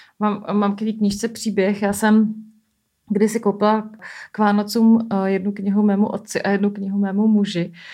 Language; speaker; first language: Czech; native; Czech